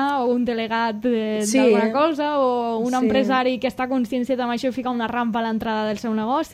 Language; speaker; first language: Catalan; native; Catalan